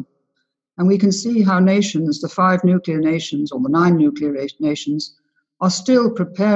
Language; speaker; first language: English; native; English